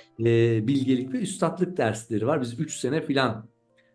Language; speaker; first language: Turkish; native; Turkish